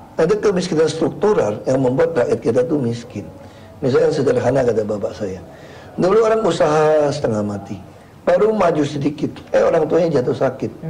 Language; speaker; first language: Indonesian; native; Indonesian